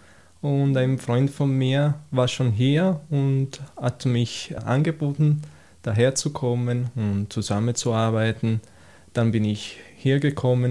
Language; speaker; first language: German; non-native, fluent; Italian